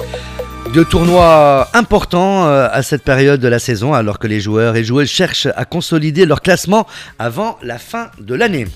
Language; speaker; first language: French; non-native, local second language; Arabic